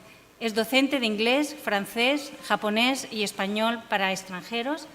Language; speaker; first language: Spanish; native; Spanish